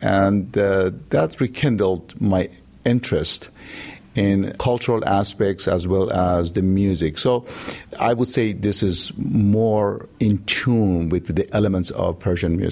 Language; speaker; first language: English; non-native, fluent; Persian